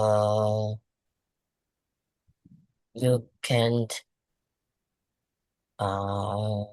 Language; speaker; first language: English; non-native, learner; Vietnamese